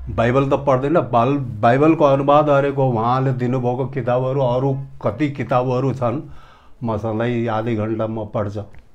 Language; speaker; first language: Nepali; native; Nepali